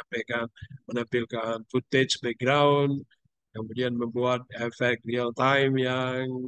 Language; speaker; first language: Indonesian; native; Indonesian